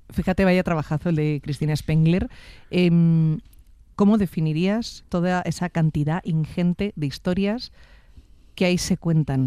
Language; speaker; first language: Spanish; native; Spanish